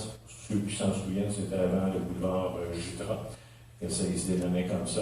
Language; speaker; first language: French; native; French